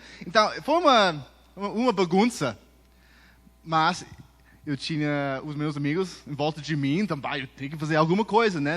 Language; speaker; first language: Portuguese; early bilingual, heritage; Portuguese